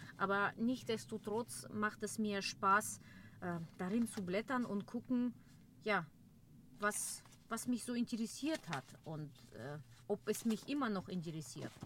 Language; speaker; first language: German; non-native, fluent; Russian